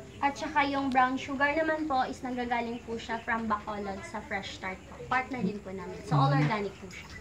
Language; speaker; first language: Filipino; non-native, local second language; Cebuano